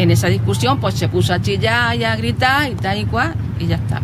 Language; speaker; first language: Spanish; native; Spanish